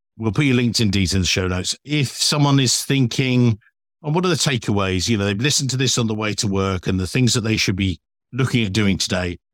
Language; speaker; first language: English; native; English